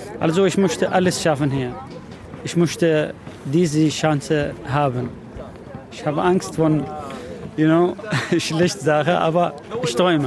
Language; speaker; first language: German; non-native, learner; Arabic